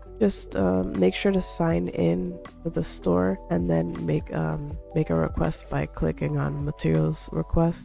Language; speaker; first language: English; native; English